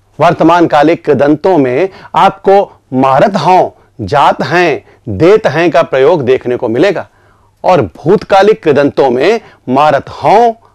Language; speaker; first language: Hindi; native; Hindi